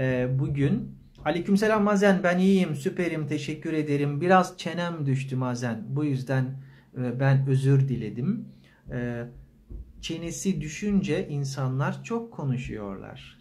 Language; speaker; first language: Turkish; native; Turkish